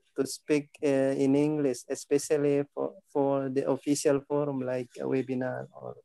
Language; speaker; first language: English; non-native, fluent; Malay